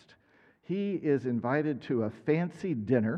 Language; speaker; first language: English; native; English